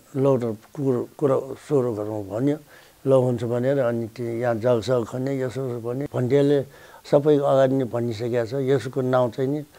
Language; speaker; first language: Nepali; non-native, local second language; Newari